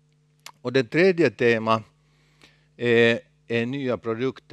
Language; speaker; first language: Swedish; non-native, local second language; Finnish